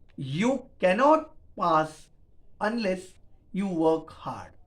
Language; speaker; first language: English; non-native, local second language; Marathi